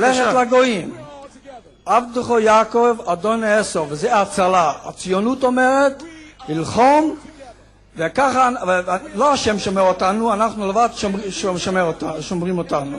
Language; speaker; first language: Hebrew; non-native, fluent; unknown